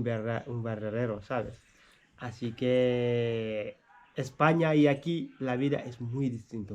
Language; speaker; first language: Spanish; non-native, fluent; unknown